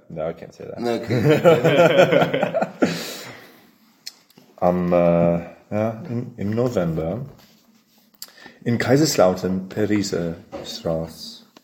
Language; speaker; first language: English; native; English